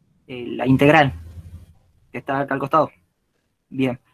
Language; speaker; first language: Spanish; native; Spanish